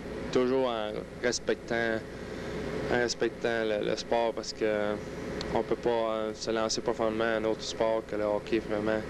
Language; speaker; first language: French; native; French